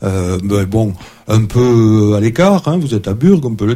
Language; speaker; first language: French; native; French